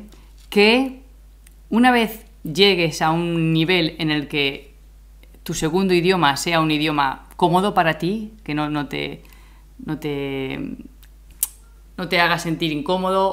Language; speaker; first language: Spanish; native; Spanish